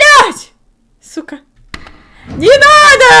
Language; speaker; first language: Russian; native; Russian